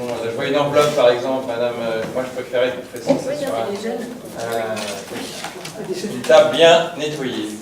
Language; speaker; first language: French; native; French